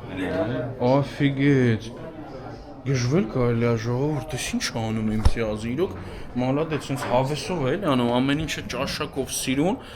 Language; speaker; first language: Armenian; native; Armenian